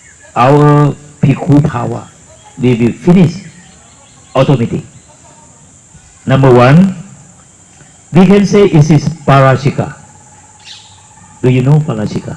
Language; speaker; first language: English; non-native, learner; Thai